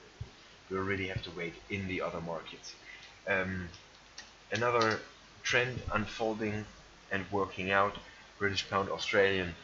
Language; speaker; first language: English; non-native, fluent; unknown